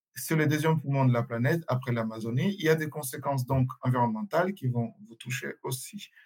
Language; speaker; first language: French; non-native, local second language; Swahili